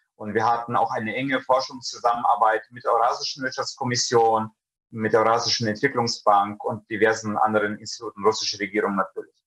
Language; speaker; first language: German; early bilingual, other home language; Russian